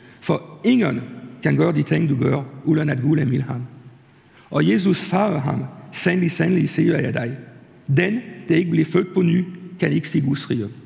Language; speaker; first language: Danish; non-native, fluent; French